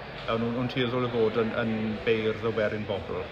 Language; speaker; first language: Welsh; native; Welsh